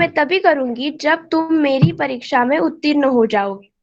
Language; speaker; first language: Hindi; non-native, local second language; Marathi